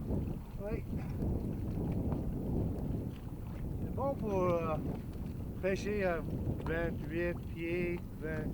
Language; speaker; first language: French; non-native, learner; English